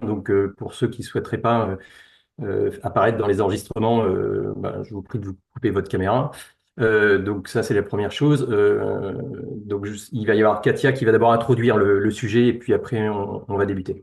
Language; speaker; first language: French; native; French